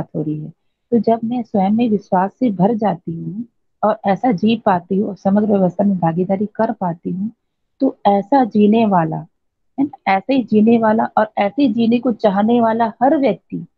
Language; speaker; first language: Hindi; native; Hindi